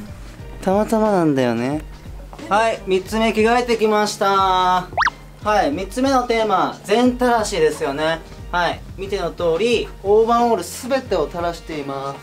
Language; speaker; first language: Japanese; native; Japanese